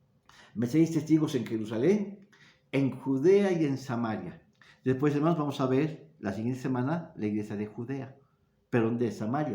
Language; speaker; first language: Spanish; native; Spanish